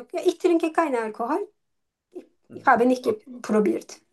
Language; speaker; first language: German; non-native, learner; Turkish